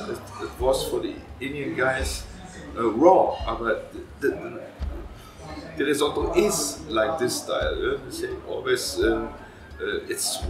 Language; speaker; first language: English; non-native, learner; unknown